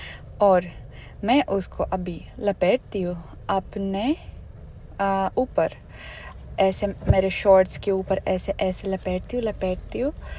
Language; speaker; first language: Hindi; non-native, fluent; Russian